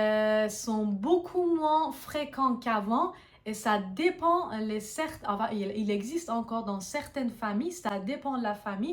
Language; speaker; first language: French; non-native, fluent; Persian